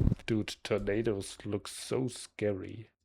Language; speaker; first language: English; non-native, fluent; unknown